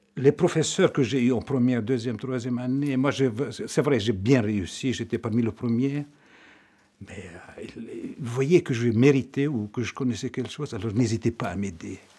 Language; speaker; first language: French; non-native, local second language; Arabic